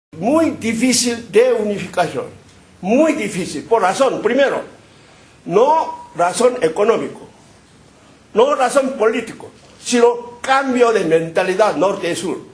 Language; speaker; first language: Spanish; non-native, fluent; Korean